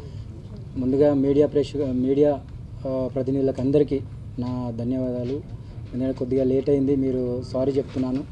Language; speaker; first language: Telugu; native; Telugu